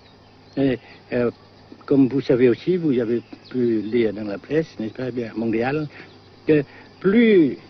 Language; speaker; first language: French; non-native, local second language; Vietnamese